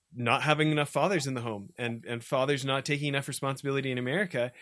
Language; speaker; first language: English; native; English